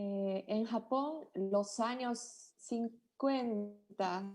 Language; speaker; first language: Spanish; non-native, learner; Japanese